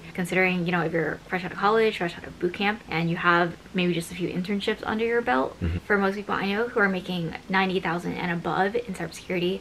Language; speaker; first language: English; native; English